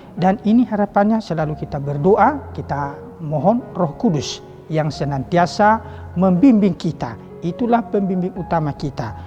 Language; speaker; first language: Indonesian; non-native, local second language; Nias